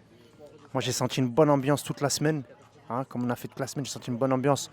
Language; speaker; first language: French; native; French